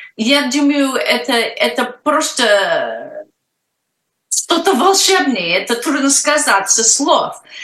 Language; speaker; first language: Russian; non-native, learner; English